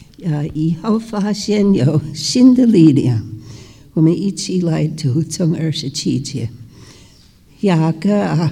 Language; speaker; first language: Chinese; non-native, fluent; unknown